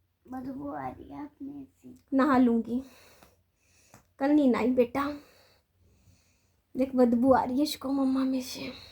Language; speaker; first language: Hindi; native; Hindi